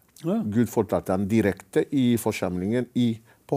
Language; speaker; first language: Norwegian; non-native, fluent; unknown